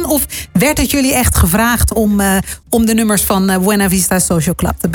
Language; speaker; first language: Dutch; native; Dutch